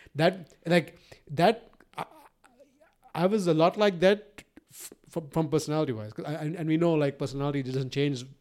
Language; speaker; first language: English; non-native, local second language; Sinhala